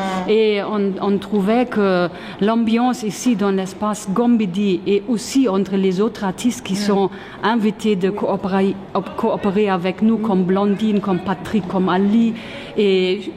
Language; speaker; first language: French; non-native, fluent; German